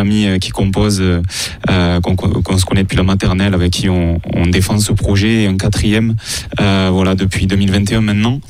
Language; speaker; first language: French; native; French